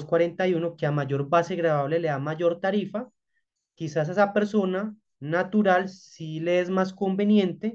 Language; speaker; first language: Spanish; native; Spanish